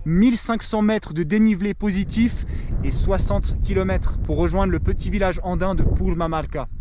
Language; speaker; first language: French; native; French